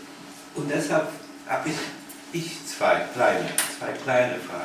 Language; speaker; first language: German; non-native, fluent; Polish